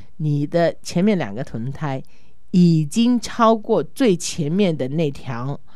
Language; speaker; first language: Chinese; native; Chinese